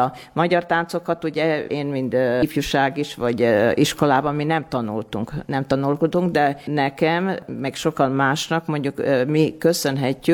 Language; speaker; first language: Hungarian; non-native, local second language; Serbian